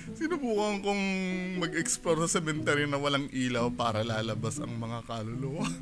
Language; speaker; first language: Filipino; native; Filipino